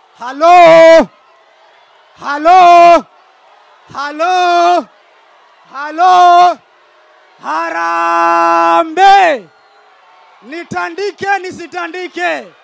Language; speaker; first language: Swahili; native; Swahili